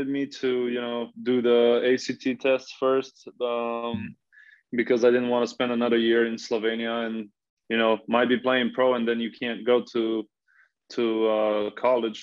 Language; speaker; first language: English; non-native, fluent; Slovenian